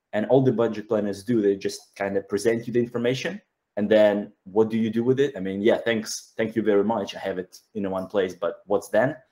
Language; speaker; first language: English; non-native, fluent; Russian